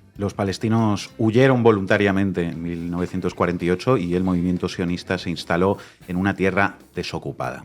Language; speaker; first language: Spanish; native; Spanish